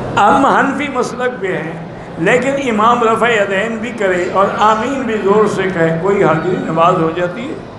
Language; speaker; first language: Urdu; native; Urdu